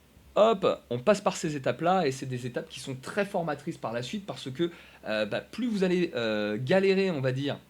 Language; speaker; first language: French; native; French